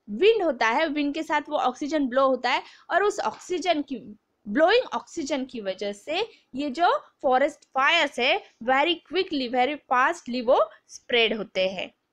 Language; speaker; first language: Hindi; non-native, local second language; Marathi